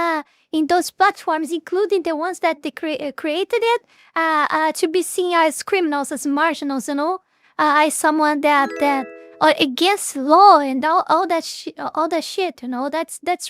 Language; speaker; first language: English; non-native, fluent; Portuguese